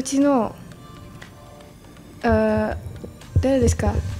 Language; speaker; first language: Japanese; non-native, learner; Indonesian